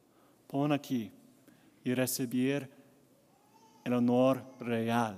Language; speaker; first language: Spanish; non-native, learner; English